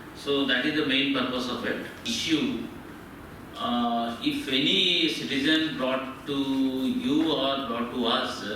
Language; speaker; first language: English; non-native, local second language; Telugu